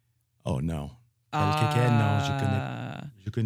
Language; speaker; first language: French; non-native, learner; English